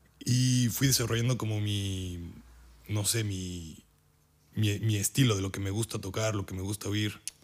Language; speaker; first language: Spanish; native; Spanish